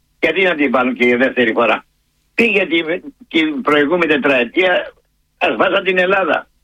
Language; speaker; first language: Greek; native; Greek